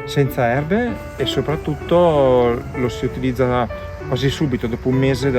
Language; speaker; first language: Italian; native; Italian